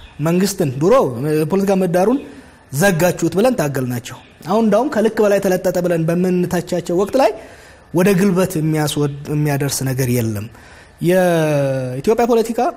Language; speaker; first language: Amharic; non-native, local second language; Oromo